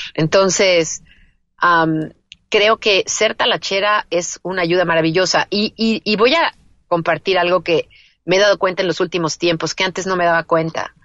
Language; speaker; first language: Spanish; native; Spanish